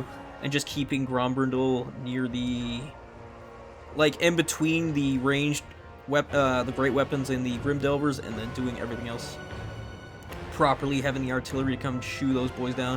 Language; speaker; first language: English; native; English